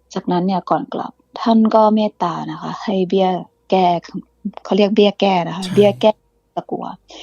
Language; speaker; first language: Thai; early bilingual, other home language; English